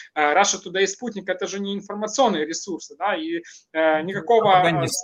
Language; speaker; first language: Russian; non-native, local second language; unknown